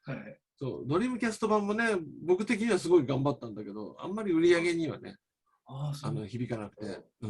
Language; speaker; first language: Japanese; native; Japanese